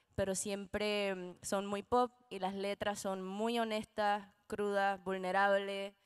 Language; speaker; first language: Spanish; native; Spanish